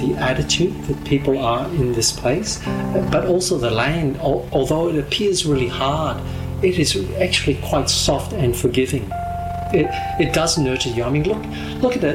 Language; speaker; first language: English; non-native, local second language; Cantonese